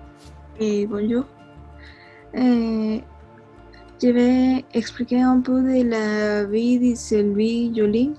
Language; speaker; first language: French; non-native, learner; Spanish